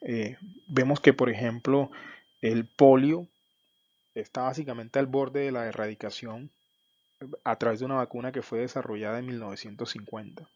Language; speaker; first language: Spanish; native; Spanish